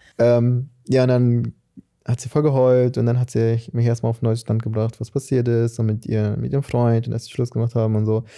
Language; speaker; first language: German; early bilingual, other home language; Portuguese